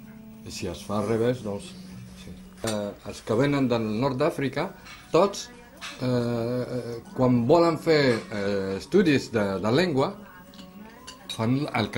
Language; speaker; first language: Catalan; non-native, fluent; Arabic